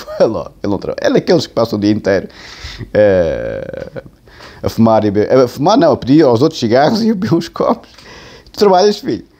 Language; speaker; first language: Portuguese; native; Portuguese